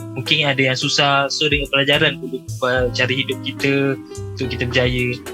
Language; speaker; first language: Malay; native; Malay